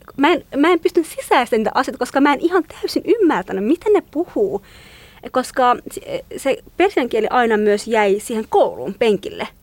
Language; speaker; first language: Finnish; non-native, fluent; Kurdish